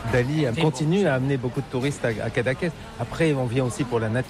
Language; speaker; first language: French; native; French